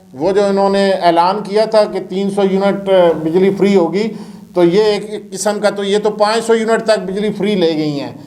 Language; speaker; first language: Urdu; non-native, local second language; Punjabi